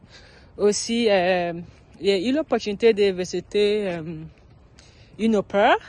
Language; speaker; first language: French; non-native, learner; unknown